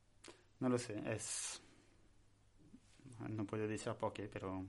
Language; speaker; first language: Spanish; non-native, learner; French